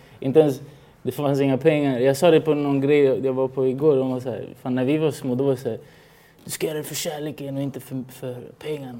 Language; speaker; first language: Swedish; early bilingual, other home language; Spanish